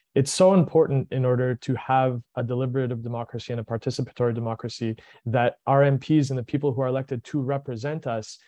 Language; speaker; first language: English; early bilingual, other home language; French